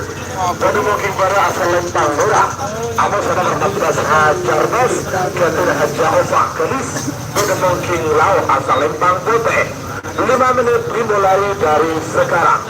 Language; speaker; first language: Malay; non-native, local second language; Madurese